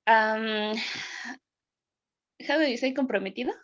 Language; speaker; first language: English; non-native, learner; Spanish